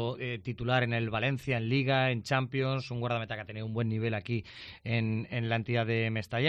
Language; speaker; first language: Spanish; native; Spanish